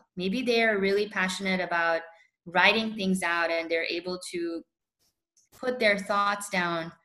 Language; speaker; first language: English; early bilingual, other home language; Urdu